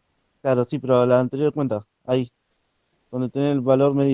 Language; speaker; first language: Spanish; native; Spanish